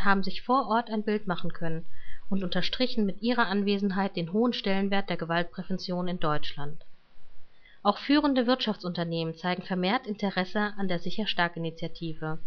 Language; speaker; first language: German; native; German